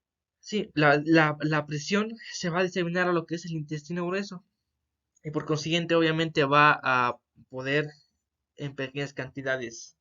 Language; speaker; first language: Spanish; native; Spanish